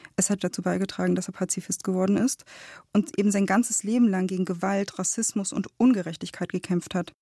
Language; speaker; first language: German; native; German